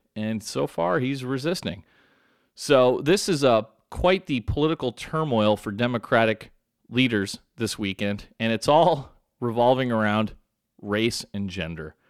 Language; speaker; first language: English; native; English